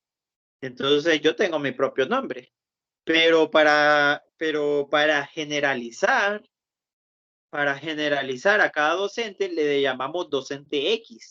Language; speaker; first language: Spanish; native; Spanish